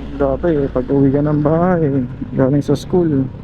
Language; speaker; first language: Filipino; non-native, local second language; Cebuano